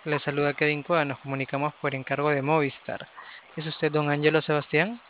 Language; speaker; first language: Spanish; native; Spanish